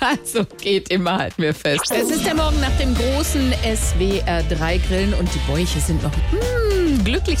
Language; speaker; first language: German; native; German